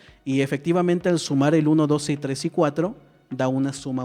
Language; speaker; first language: Spanish; native; Spanish